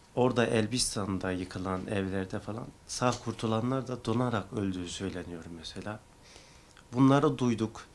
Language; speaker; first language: Turkish; native; Turkish